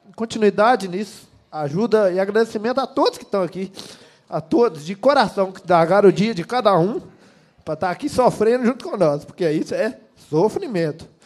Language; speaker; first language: Portuguese; native; Portuguese